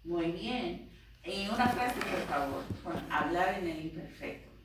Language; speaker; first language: Spanish; non-native, fluent; English